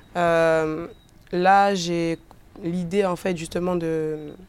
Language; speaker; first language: French; native; French